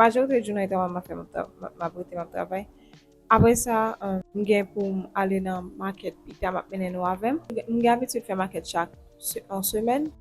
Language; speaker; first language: French; non-native, learner; Haitian Creole